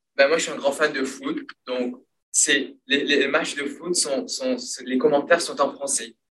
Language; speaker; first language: French; non-native, local second language; Morisyen